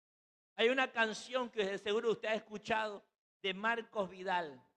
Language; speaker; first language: Spanish; native; Spanish